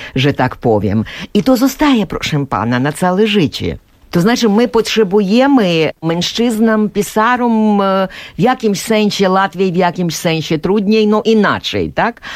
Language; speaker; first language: Polish; non-native, fluent; Ukrainian